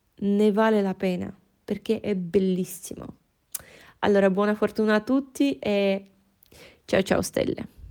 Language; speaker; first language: Italian; non-native, fluent; Russian